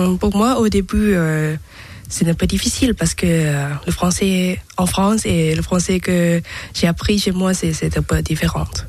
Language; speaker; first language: French; non-native, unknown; Thai